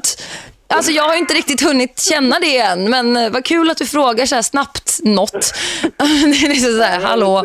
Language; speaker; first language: Swedish; native; Swedish